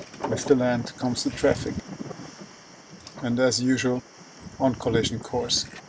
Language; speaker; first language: English; non-native, fluent; German